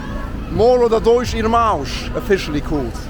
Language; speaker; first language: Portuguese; non-native, learner; English